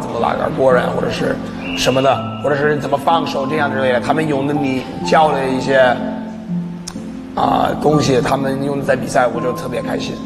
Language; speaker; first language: Chinese; early bilingual, other home language; English